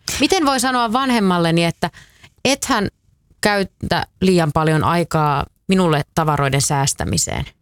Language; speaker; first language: Finnish; native; Finnish